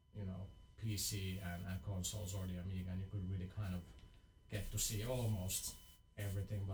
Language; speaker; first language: English; non-native, fluent; Finnish